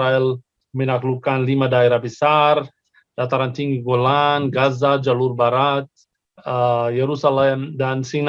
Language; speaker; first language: Indonesian; non-native, fluent; Arabic